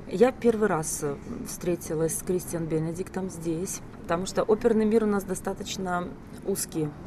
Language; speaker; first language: Russian; native; Russian